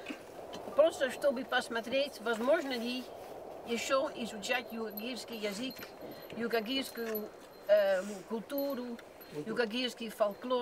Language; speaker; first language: Russian; non-native, fluent; Dutch